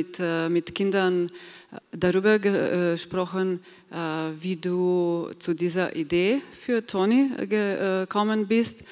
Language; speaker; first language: German; non-native, fluent; Slovenian